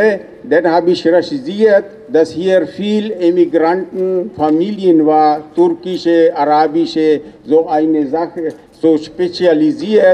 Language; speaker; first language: German; non-native, learner; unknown